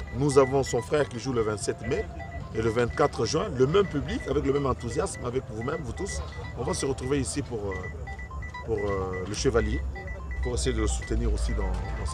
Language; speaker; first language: French; non-native, local second language; Lingala